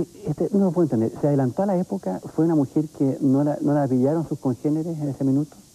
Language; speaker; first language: Spanish; native; Spanish